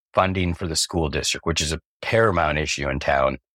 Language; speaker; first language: English; native; English